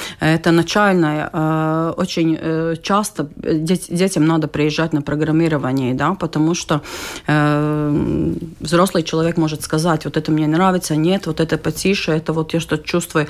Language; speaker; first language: Russian; non-native, local second language; Latvian